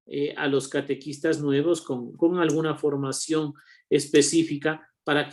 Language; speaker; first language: Spanish; native; Spanish